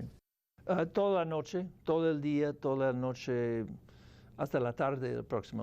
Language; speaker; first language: Spanish; non-native, fluent; English